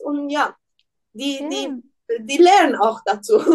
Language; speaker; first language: German; non-native, learner; Persian